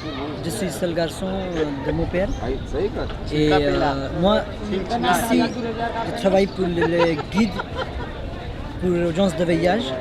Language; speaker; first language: French; non-native, learner; Hindi